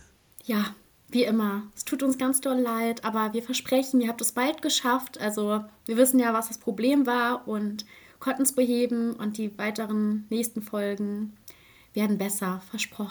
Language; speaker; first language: German; native; German